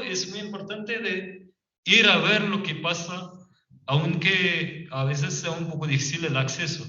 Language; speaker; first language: Spanish; non-native, fluent; French